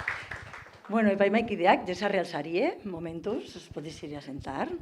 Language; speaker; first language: Basque; native; Basque